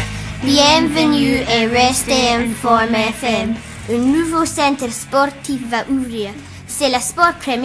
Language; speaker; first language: French; non-native, learner; English